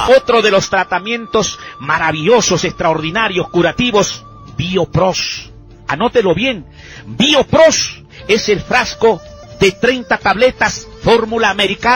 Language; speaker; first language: Spanish; native; Spanish